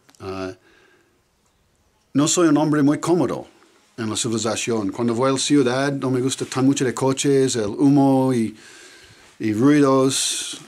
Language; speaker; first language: Spanish; non-native, learner; English